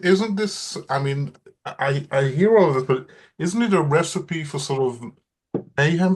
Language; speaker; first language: English; native; English